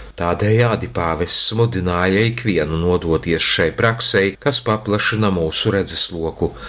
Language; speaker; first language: Latvian; native; Latvian